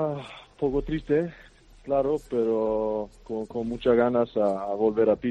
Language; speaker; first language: Spanish; non-native, fluent; Icelandic